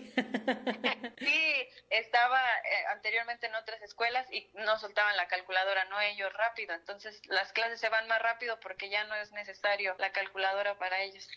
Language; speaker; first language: Spanish; native; Spanish